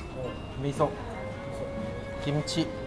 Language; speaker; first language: Japanese; non-native, learner; Korean